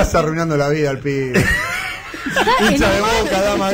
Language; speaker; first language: Spanish; native; Spanish